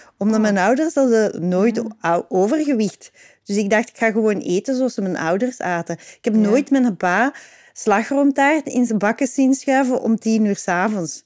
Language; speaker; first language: Dutch; native; Dutch